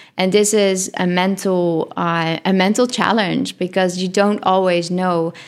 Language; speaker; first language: English; non-native, fluent; Dutch